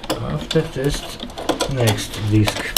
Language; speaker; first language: English; non-native, learner; Russian